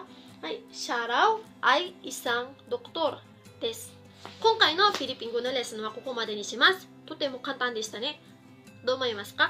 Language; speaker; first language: Japanese; non-native, fluent; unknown